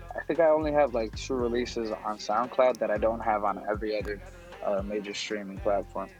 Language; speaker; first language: English; non-native, fluent; Spanish